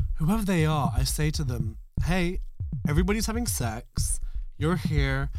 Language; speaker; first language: English; non-native, local second language; Urdu